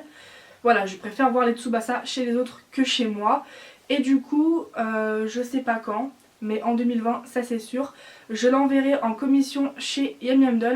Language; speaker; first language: French; native; French